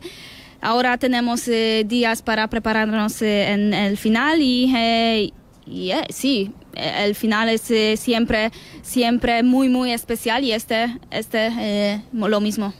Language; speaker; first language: Spanish; non-native, learner; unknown